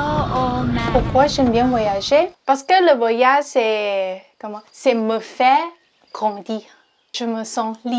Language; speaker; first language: French; non-native, learner; Thai